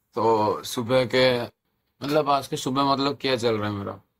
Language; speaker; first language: Hindi; non-native, local second language; Odia